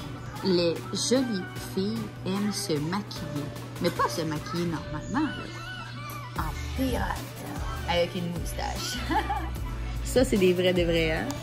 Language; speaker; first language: French; native; French